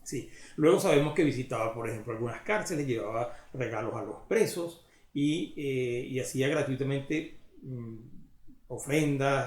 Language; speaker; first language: Spanish; native; Spanish